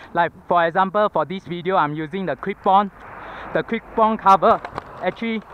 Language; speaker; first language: English; non-native, local second language; Chinese